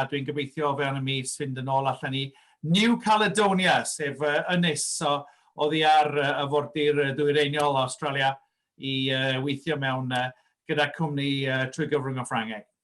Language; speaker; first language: Welsh; early bilingual, heritage; Welsh